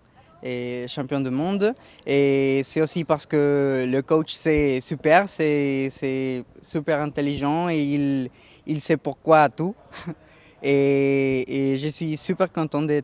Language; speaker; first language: French; non-native, learner; Spanish